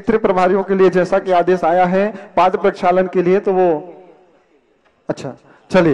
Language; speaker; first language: Hindi; native; Hindi